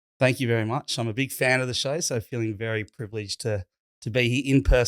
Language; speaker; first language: English; native; English